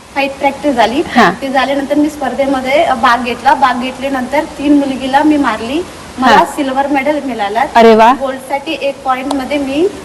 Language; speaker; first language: Marathi; non-native, local second language; Telugu